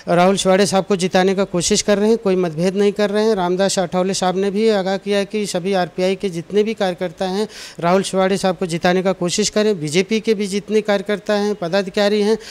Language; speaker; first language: Hindi; native; Hindi